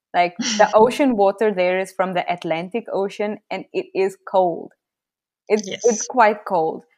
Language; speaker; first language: English; native; English